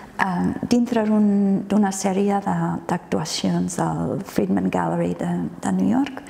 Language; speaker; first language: Catalan; non-native, fluent; English